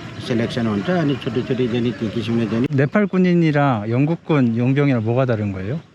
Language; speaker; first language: Korean; native; Korean